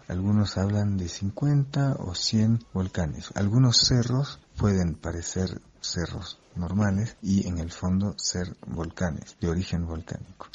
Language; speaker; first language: Spanish; non-native, fluent; French